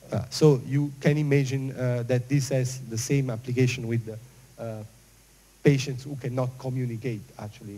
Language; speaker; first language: English; non-native, fluent; Italian